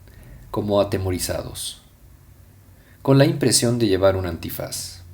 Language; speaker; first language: Spanish; native; Spanish